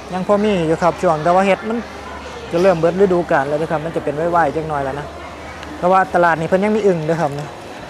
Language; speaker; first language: Thai; native; Thai